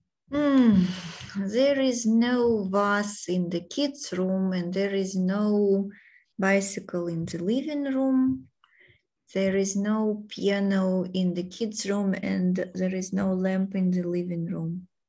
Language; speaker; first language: English; non-native, learner; Russian